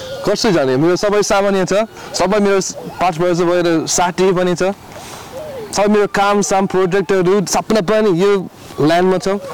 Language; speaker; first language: Nepali; non-native, learner; English